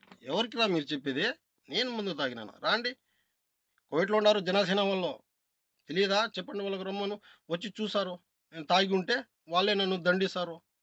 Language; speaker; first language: Telugu; non-native, local second language; Urdu